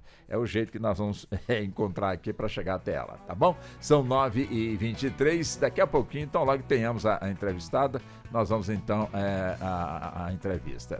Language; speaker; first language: Portuguese; native; Portuguese